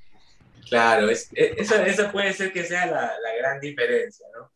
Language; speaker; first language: Spanish; native; Spanish